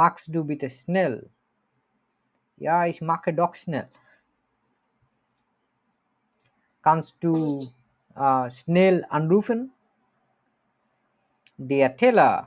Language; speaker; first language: German; non-native, learner; Bangla